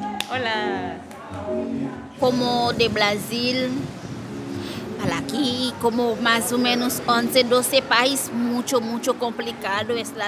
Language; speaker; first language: Spanish; non-native, learner; Haitian Creole